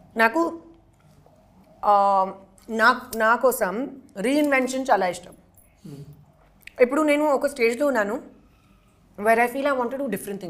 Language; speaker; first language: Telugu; non-native, local second language; Hindi